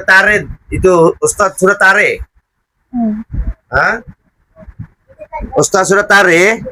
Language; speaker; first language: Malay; non-native, learner; Bangla